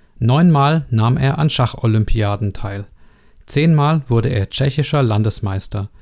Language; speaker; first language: German; non-native, learner; Czech